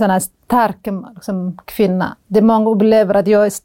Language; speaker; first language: Swedish; non-native, fluent; Somali